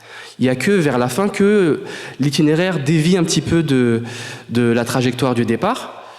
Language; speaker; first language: French; native; French